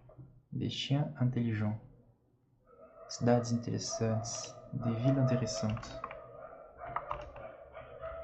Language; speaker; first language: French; non-native, fluent; Portuguese